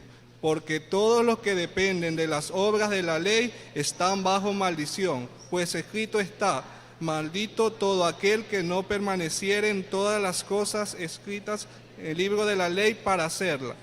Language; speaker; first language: Spanish; native; Spanish